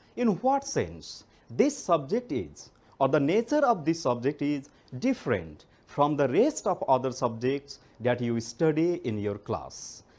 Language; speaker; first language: English; non-native, local second language; Nepali